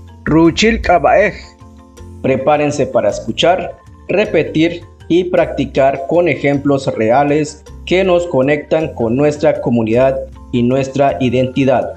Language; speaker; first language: Spanish; non-native, local second language; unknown